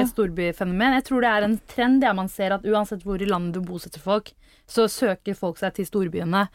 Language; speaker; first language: Norwegian; early bilingual, other home language; Tamil